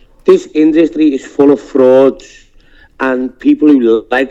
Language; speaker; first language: English; native; English